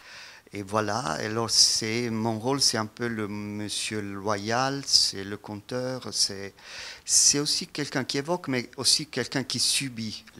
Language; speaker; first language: French; non-native, fluent; Italian